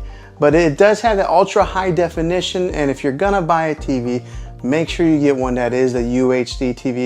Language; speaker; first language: English; native; English